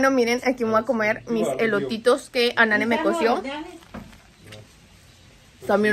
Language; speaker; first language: Spanish; native; Spanish